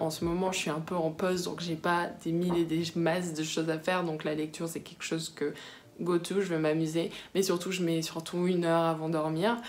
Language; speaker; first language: French; early bilingual, other home language; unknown